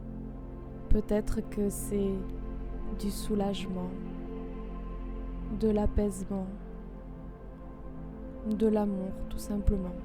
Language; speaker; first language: French; native; French